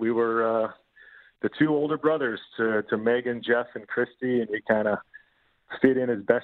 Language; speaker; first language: English; native; English